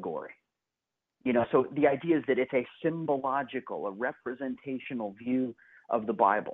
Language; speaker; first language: English; native; English